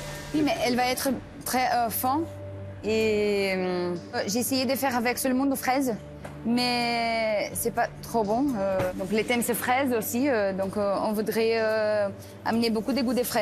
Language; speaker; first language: French; non-native, learner; Portuguese